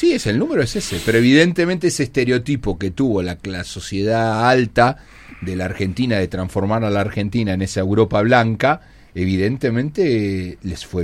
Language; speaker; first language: Spanish; native; Spanish